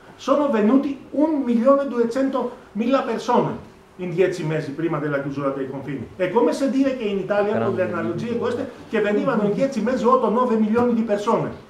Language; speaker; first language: Italian; non-native, fluent; Greek